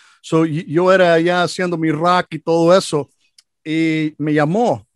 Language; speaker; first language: Spanish; non-native, learner; English